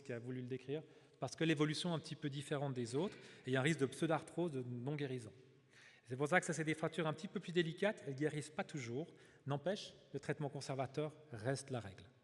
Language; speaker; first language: French; native; French